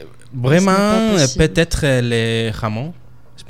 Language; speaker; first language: French; non-native, learner; Spanish